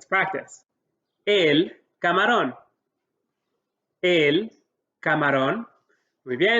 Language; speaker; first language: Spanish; early bilingual, heritage; Spanish